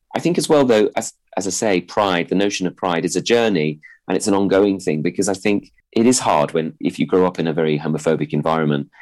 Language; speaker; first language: English; native; English